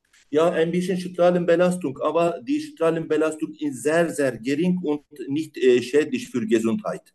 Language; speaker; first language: German; non-native, learner; Turkish